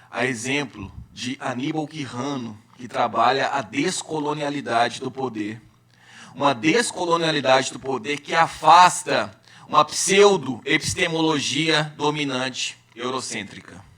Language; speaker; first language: Portuguese; native; Portuguese